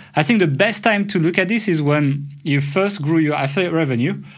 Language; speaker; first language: English; non-native, fluent; French